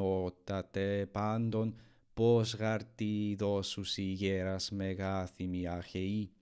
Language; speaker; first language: Greek; non-native, learner; English